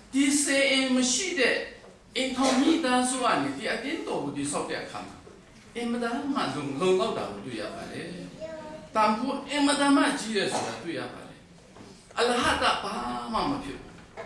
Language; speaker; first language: Burmese; non-native, local second language; Kachin